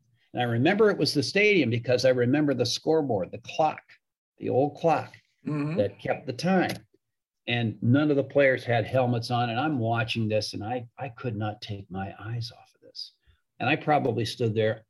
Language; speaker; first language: English; native; English